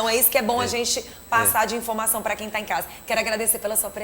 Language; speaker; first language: Portuguese; native; Portuguese